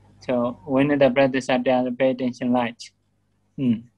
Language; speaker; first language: English; non-native, learner; Burmese